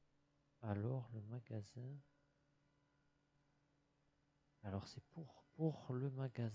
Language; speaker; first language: French; non-native, learner; English